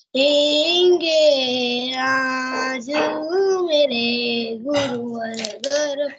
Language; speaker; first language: Hindi; native; Hindi